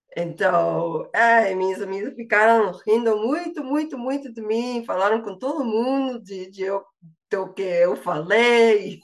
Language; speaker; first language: Portuguese; non-native, fluent; English